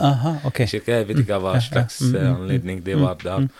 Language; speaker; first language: Norwegian; non-native, learner; Arabic